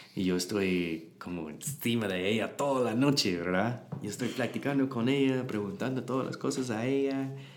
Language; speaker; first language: Spanish; non-native, learner; English